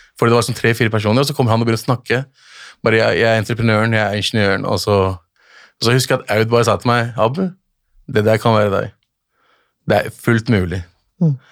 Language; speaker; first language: Norwegian; early bilingual, other home language; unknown